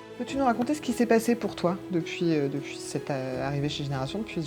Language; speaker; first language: French; native; French